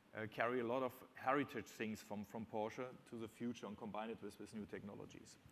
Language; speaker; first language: English; non-native, fluent; German